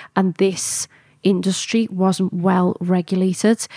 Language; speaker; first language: English; native; English